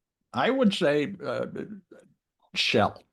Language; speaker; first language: English; native; English